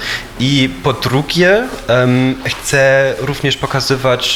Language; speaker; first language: Polish; non-native, fluent; German